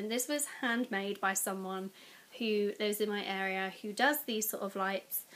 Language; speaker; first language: English; native; English